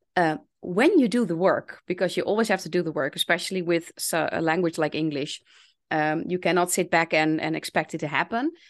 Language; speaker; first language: English; non-native, fluent; Dutch